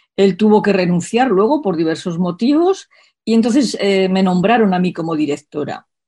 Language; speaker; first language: Spanish; native; Spanish